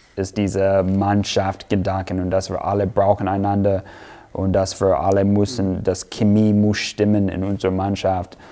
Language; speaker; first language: German; non-native, fluent; English